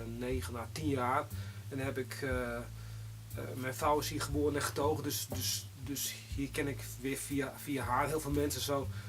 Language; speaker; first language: Dutch; non-native, local second language; Western Frisian